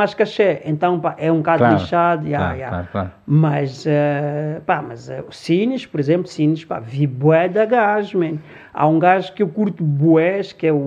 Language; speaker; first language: Portuguese; early bilingual, other home language; Lingala